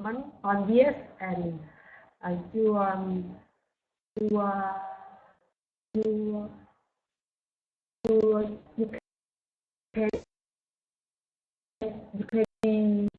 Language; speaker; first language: English; non-native, learner; Vietnamese